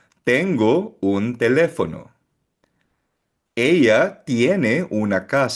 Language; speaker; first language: Spanish; non-native, fluent; Filipino